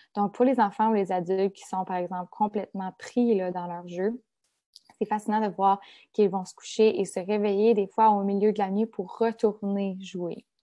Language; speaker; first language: French; native; French